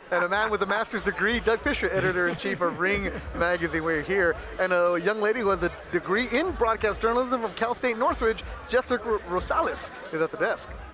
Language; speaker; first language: English; early bilingual, other home language; Spanish